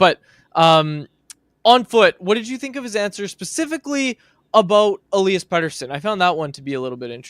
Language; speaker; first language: English; native; English